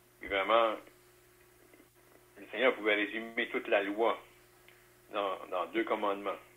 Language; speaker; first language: French; native; French